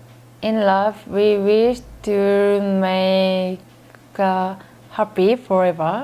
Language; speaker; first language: English; non-native, learner; Japanese